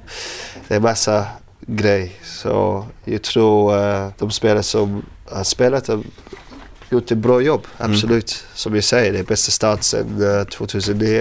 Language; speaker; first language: Swedish; non-native, learner; English